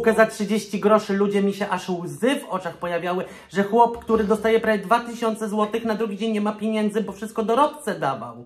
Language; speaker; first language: Polish; native; Polish